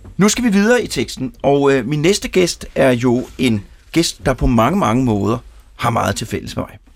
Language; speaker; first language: Danish; native; Danish